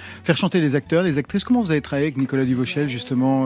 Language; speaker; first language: French; native; French